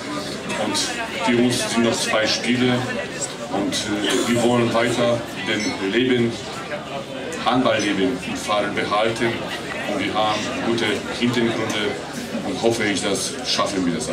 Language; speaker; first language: German; non-native, fluent; Polish